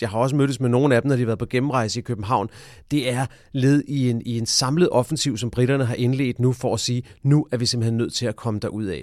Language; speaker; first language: Danish; native; Danish